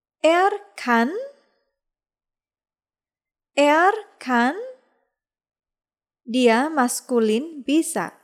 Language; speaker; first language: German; non-native, fluent; Indonesian